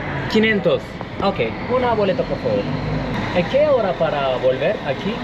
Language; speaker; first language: Spanish; non-native, learner; Turkish